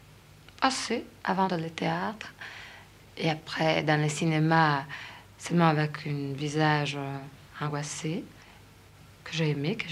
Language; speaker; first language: French; non-native, fluent; Italian